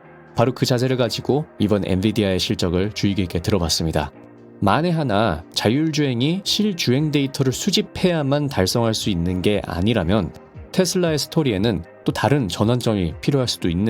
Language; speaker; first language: Korean; native; Korean